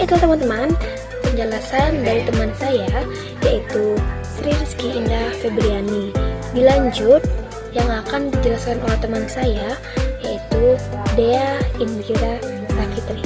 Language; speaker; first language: Indonesian; native; Indonesian